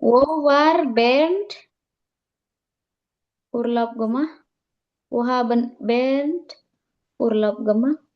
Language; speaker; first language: German; non-native, learner; Indonesian